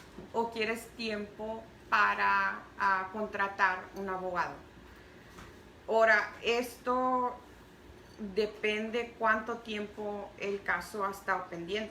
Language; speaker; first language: Spanish; early bilingual, heritage; Spanish